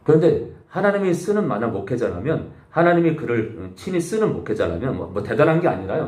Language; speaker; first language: Korean; native; Korean